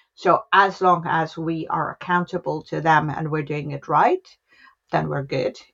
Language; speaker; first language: English; non-native, local second language; Hindi